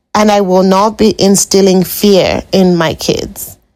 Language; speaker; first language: English; non-native, local second language; Igbo